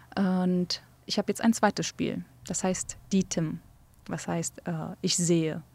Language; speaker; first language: German; early bilingual, other home language; Central Kurdish